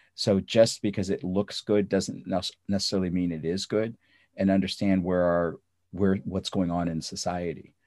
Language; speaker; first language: English; early bilingual, other home language; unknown